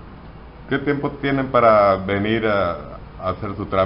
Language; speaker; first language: Spanish; native; Spanish